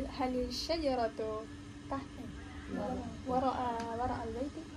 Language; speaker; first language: Arabic; non-native, learner; Indonesian